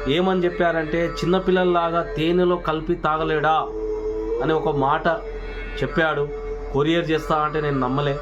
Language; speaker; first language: Telugu; non-native, local second language; Lambadi